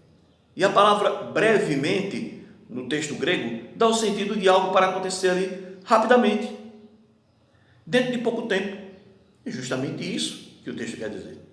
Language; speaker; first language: Portuguese; native; Portuguese